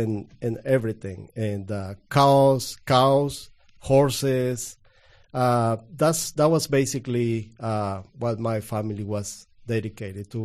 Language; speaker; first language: English; non-native, fluent; Spanish